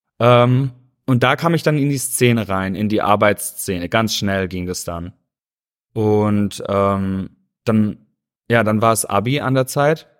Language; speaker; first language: German; native; German